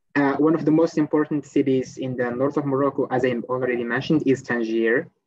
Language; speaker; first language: English; non-native, fluent; Arabic